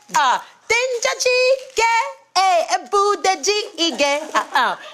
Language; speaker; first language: Korean; non-native, learner; English